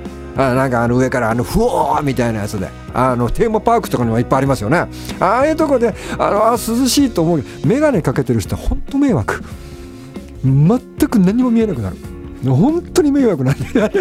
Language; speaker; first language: Japanese; native; Japanese